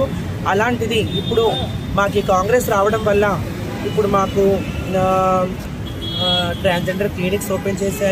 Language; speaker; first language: Telugu; native; Telugu